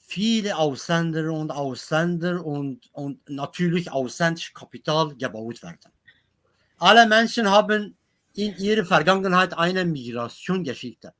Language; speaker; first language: German; non-native, learner; Kurdish